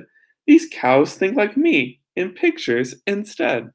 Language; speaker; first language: English; native; English